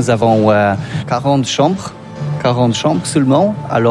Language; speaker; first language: French; non-native, learner; Polish